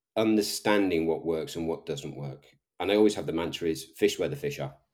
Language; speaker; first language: English; native; English